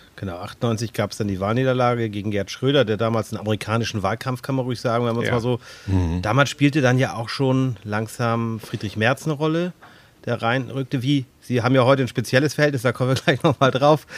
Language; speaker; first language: German; native; German